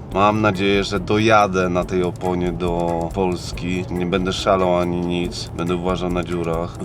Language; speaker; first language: Polish; native; Polish